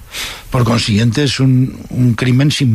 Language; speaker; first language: Spanish; native; Spanish